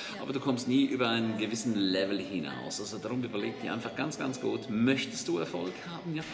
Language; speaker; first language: German; native; German